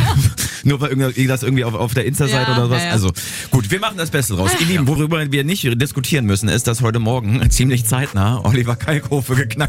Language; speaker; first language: German; native; German